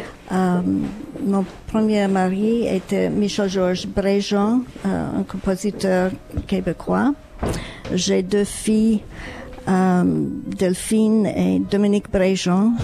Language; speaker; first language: French; non-native, fluent; English